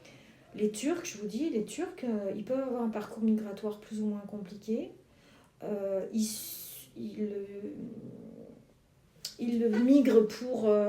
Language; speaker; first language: French; native; French